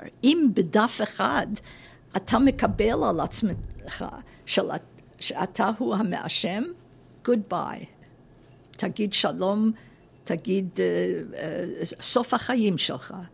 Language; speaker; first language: Hebrew; non-native, fluent; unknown